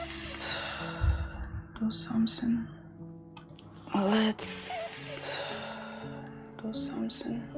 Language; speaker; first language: English; non-native, learner; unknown